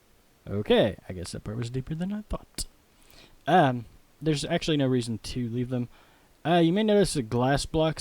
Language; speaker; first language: English; native; English